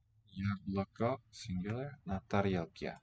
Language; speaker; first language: Russian; non-native, learner; English